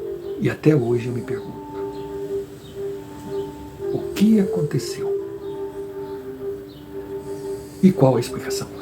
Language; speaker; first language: Portuguese; native; Portuguese